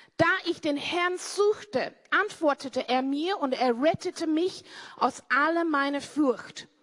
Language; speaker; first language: German; non-native, fluent; English